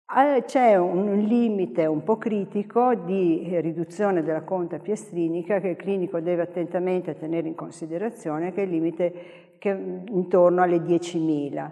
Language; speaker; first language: Italian; native; Italian